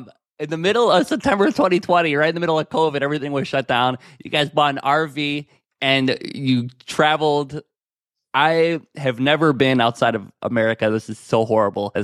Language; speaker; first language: English; native; English